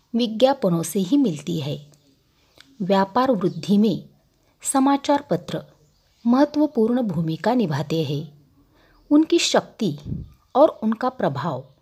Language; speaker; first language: Hindi; non-native, local second language; Marathi